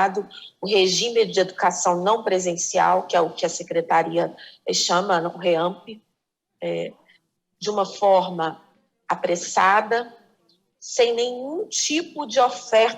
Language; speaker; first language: Portuguese; native; Portuguese